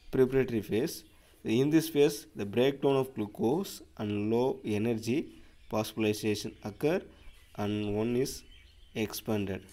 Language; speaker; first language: English; non-native, local second language; Tamil